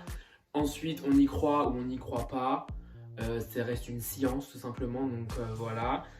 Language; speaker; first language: French; native; French